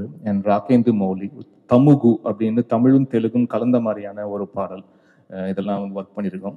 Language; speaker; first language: Tamil; native; Tamil